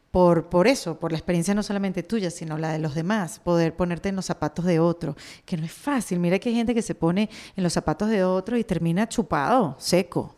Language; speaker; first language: Spanish; native; Spanish